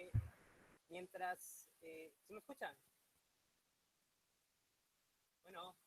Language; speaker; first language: Spanish; native; Spanish